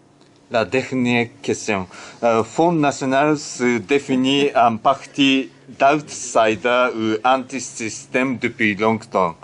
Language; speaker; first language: French; non-native, learner; Japanese